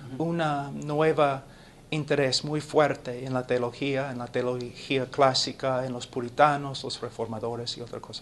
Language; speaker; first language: Spanish; non-native, fluent; English